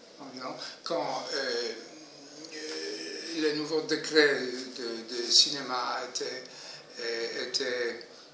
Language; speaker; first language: French; non-native, fluent; Polish